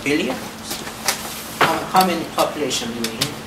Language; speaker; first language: English; non-native, learner; Korean